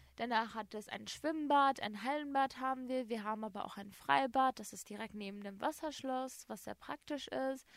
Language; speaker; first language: German; native; German